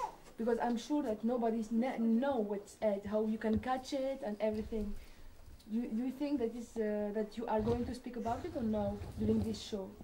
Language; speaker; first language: English; non-native, learner; French